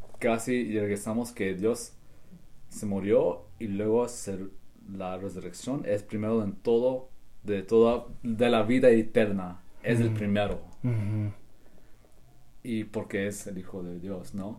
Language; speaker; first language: Spanish; early bilingual, heritage; Spanish